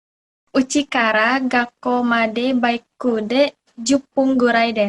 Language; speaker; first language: Japanese; non-native, learner; Indonesian